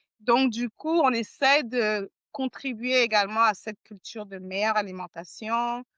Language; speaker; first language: French; native; French